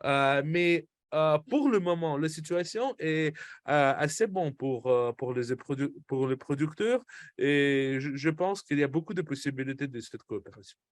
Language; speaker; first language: French; non-native, fluent; Russian